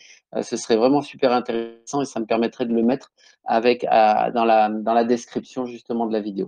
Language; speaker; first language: French; native; French